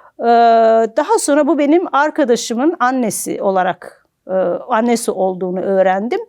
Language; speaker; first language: Turkish; native; Turkish